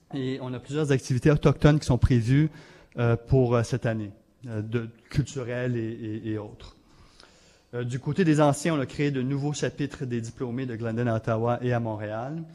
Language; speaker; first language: French; native; French